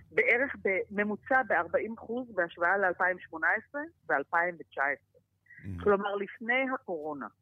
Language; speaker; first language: Hebrew; native; Hebrew